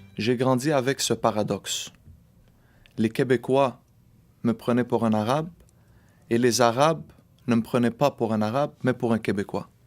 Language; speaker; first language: French; early bilingual, other home language; Arabic